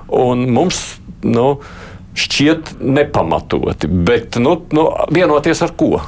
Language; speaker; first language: Latvian; native; Latvian